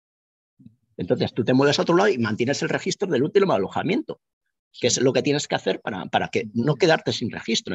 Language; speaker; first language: Spanish; native; Spanish